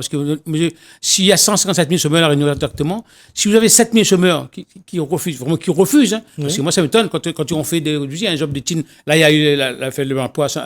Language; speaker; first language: French; non-native, local second language; Réunion Creole French